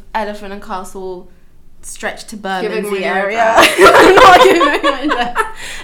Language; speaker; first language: English; native; English